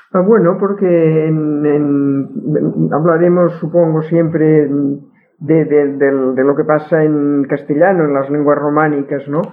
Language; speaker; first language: Spanish; non-native, local second language; Catalan